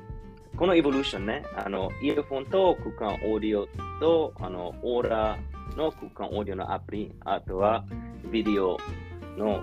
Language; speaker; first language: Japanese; non-native, learner; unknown